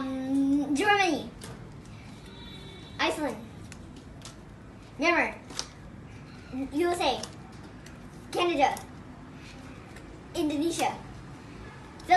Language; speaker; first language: English; non-native, local second language; Mizo